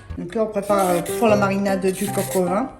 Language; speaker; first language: French; native; French